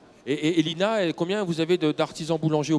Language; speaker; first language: French; native; French